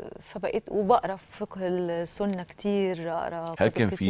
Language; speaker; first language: Arabic; native; Arabic